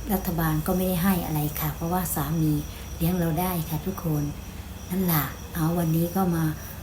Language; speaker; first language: Thai; native; Thai